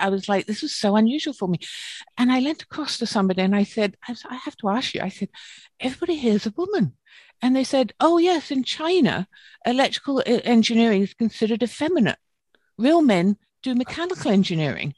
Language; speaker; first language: English; native; English